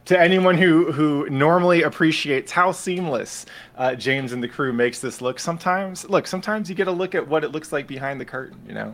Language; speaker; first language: English; native; English